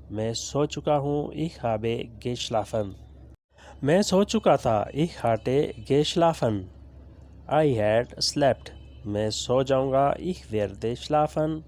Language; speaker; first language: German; non-native, learner; Urdu